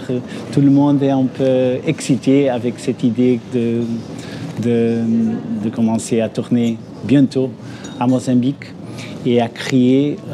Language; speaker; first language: French; non-native, fluent; Portuguese